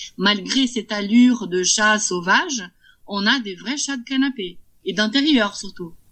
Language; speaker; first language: French; non-native, fluent; Portuguese